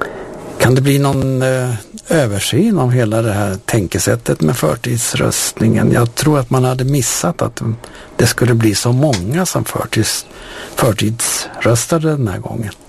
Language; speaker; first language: Swedish; native; Swedish